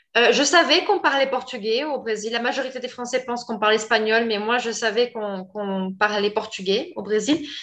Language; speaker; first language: French; native; French